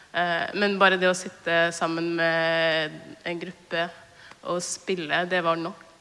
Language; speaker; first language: Norwegian; early bilingual, other home language; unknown